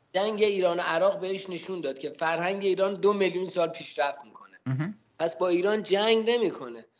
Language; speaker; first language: Persian; native; Persian